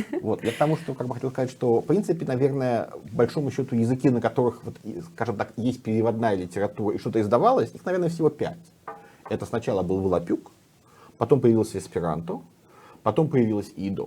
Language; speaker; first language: Russian; native; Russian